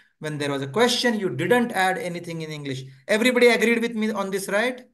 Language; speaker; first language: English; non-native, local second language; Hindi